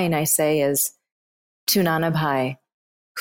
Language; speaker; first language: English; non-native, local second language; Bangla